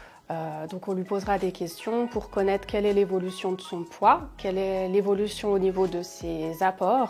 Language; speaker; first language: French; native; French